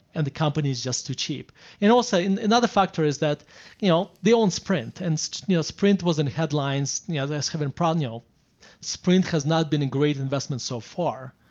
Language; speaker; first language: English; non-native, fluent; Russian